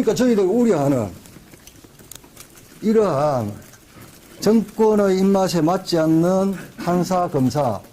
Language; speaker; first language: Korean; native; Korean